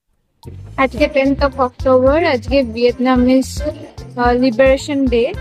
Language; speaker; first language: English; non-native, local second language; Bangla